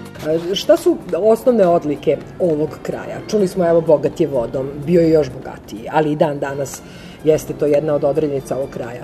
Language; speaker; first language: Serbian; native; Serbian